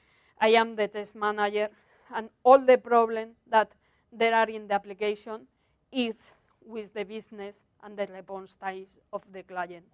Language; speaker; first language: English; non-native, learner; Spanish